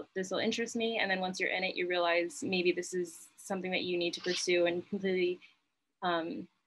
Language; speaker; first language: English; native; English